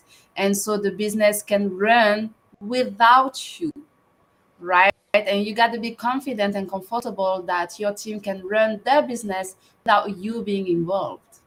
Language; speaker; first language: English; non-native, fluent; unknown